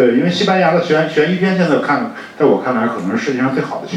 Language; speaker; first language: Chinese; native; Chinese